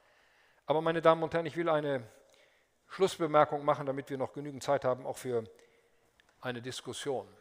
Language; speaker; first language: German; native; German